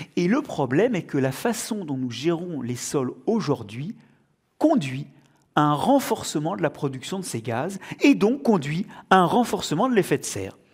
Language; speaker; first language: French; native; French